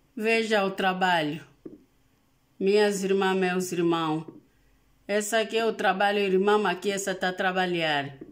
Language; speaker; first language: Portuguese; non-native, local second language; Lingala